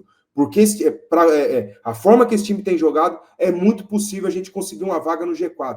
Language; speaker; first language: Portuguese; native; Portuguese